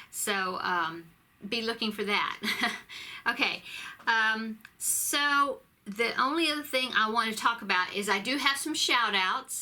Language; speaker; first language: English; native; English